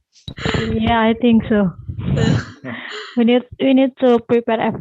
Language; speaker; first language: English; non-native, learner; Indonesian